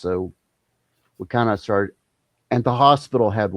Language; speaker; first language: English; native; English